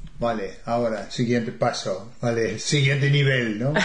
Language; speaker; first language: Spanish; non-native, fluent; English